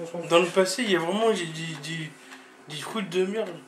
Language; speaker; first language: French; native; French